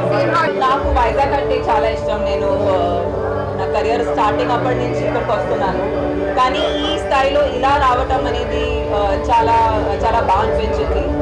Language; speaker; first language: Telugu; non-native, fluent; Hindi